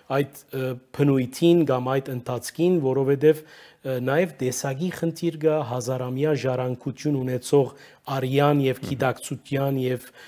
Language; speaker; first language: Armenian; early bilingual, heritage; Armenian